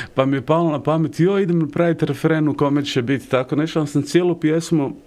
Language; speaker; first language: Croatian; native; Croatian